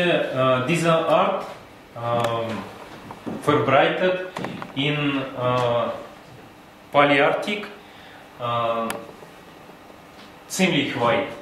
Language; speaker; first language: German; non-native, learner; Russian